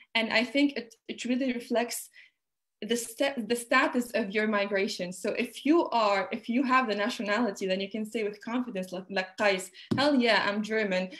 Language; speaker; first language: English; non-native, fluent; Arabic